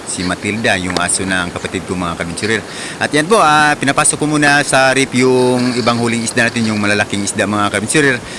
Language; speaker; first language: Filipino; non-native, local second language; Cebuano